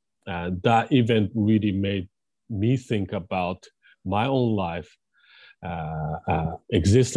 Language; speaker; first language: English; non-native, fluent; Japanese